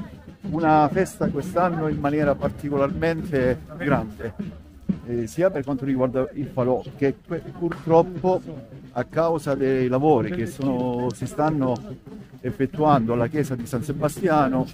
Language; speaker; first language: Italian; native; Italian